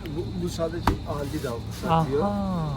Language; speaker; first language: Turkish; non-native, learner; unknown